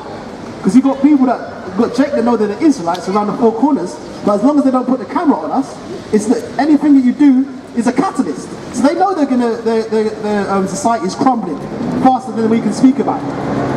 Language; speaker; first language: English; native; English